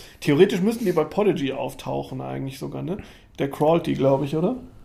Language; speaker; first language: German; native; German